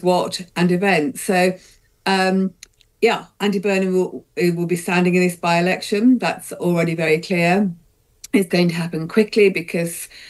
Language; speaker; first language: English; native; English